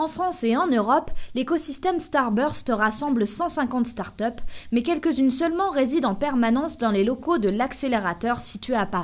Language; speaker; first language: French; native; French